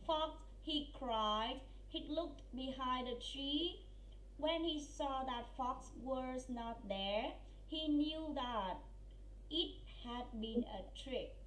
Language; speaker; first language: English; non-native, fluent; Vietnamese